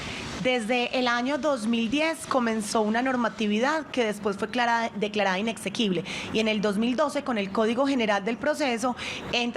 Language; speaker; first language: Spanish; native; Spanish